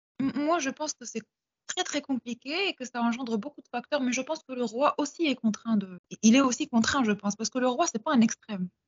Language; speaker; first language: French; non-native, local second language; Arabic